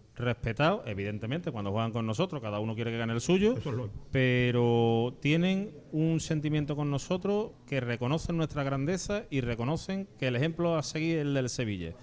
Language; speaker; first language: Spanish; native; Spanish